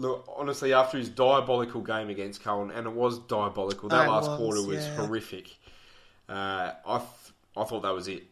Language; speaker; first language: English; native; English